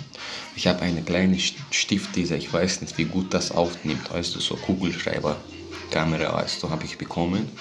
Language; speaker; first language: German; non-native, fluent; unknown